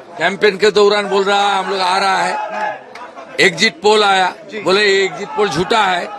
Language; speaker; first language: Hindi; non-native, local second language; Bangla